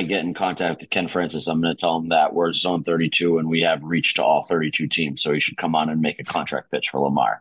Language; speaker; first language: English; native; English